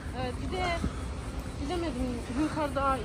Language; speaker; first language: Turkish; early bilingual, heritage; Turkish